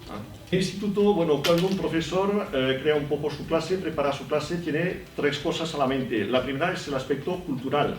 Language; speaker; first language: Spanish; non-native, fluent; French